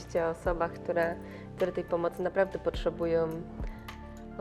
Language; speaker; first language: Polish; native; Polish